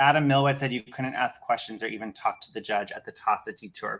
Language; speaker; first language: English; native; English